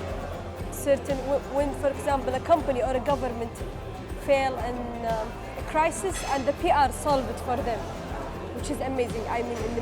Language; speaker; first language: English; non-native, fluent; Arabic